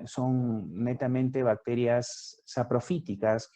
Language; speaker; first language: Spanish; native; Spanish